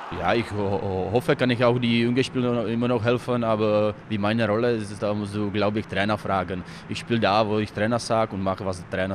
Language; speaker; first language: German; non-native, fluent; Czech